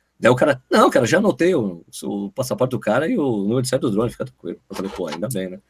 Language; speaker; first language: Portuguese; native; Portuguese